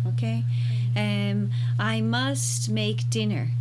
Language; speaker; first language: English; native; English